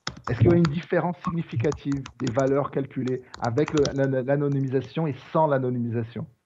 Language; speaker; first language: French; non-native, fluent; Portuguese